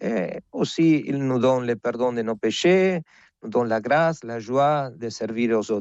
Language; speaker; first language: French; non-native, fluent; Spanish